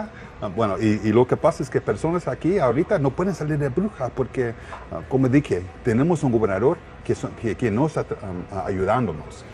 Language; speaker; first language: Spanish; non-native, learner; English